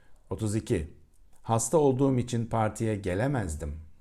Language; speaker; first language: English; non-native, fluent; Turkish